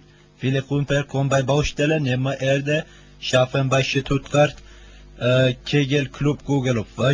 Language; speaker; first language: German; non-native, learner; Turkish